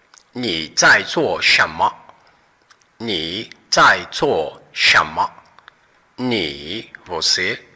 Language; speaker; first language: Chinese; non-native, fluent; Portuguese